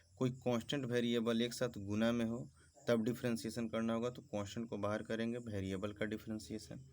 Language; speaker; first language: Hindi; native; Hindi